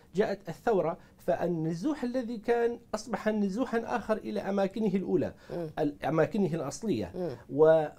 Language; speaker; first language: Arabic; non-native, local second language; Kurdish